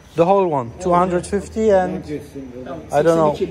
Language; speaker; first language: English; non-native, fluent; German